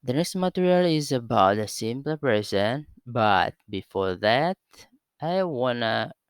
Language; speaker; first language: English; non-native, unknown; Indonesian